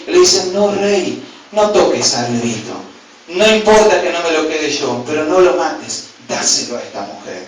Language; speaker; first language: Spanish; native; Spanish